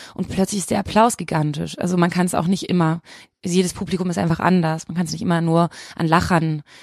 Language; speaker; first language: German; native; German